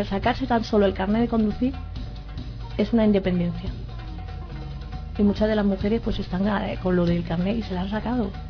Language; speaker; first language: Spanish; native; Spanish